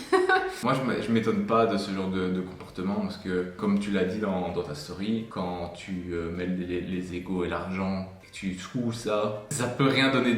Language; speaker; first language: French; native; French